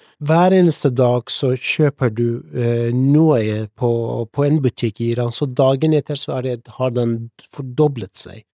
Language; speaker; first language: Norwegian; early bilingual, other home language; Persian